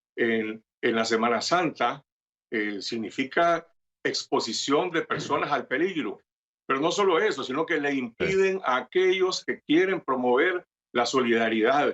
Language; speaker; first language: Spanish; native; Spanish